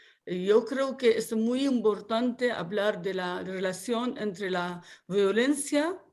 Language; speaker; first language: Spanish; non-native, fluent; Arabic